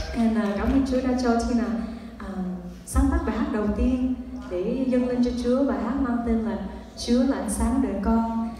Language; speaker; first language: Vietnamese; early bilingual, heritage; Vietnamese